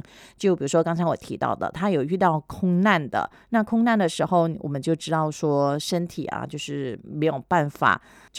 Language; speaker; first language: Chinese; native; Chinese